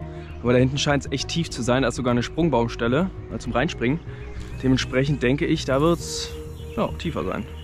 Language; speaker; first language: German; native; German